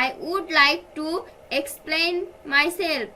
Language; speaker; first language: English; non-native, fluent; Bangla